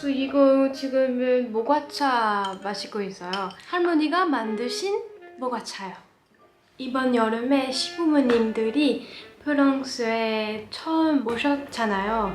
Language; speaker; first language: Korean; non-native, fluent; French